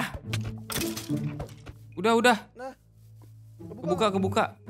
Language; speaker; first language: Indonesian; native; Indonesian